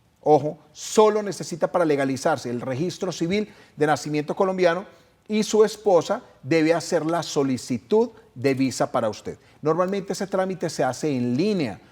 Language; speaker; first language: Spanish; native; Spanish